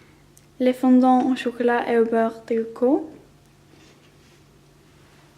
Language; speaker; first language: French; non-native, learner; Swedish